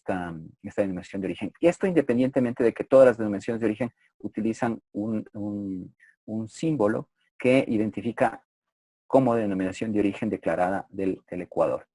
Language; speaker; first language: Spanish; native; Spanish